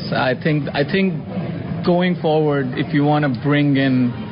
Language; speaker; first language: English; non-native, local second language; Hindi